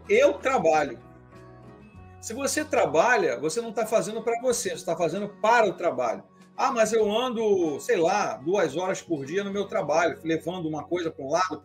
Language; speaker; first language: Portuguese; native; Portuguese